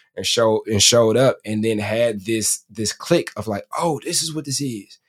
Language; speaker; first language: English; native; English